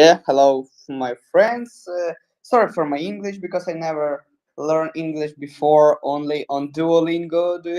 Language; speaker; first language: English; non-native, learner; Ukrainian